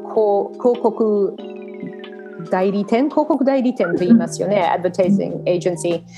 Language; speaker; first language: Japanese; non-native, fluent; English